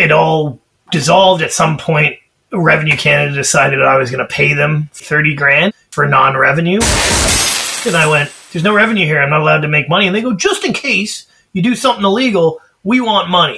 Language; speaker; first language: English; native; English